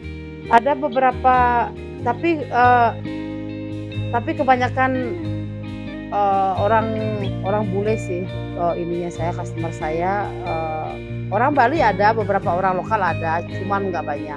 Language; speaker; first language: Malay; non-native, local second language; Balinese